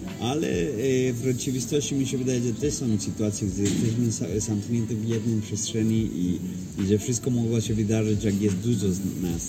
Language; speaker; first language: Polish; non-native, fluent; Spanish